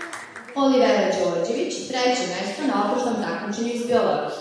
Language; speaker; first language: Serbian; native; Serbian